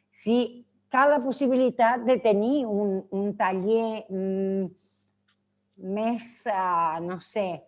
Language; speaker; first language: Catalan; non-native, learner; Spanish